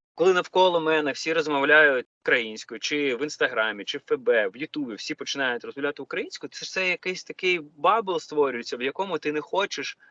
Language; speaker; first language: Ukrainian; non-native, local second language; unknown